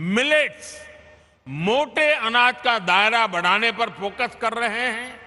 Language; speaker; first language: Hindi; non-native, local second language; Gujarati